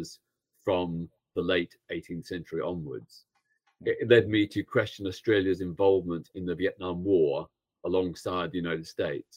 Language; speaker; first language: English; native; English